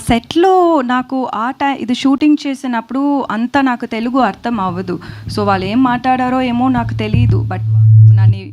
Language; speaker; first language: Telugu; non-native, fluent; Tamil